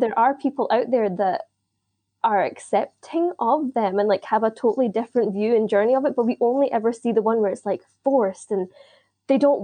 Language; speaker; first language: English; native; English